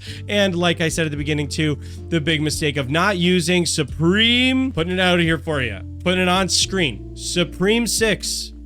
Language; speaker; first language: English; native; English